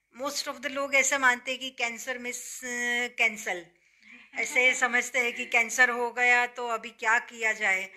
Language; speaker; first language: Hindi; non-native, local second language; Gujarati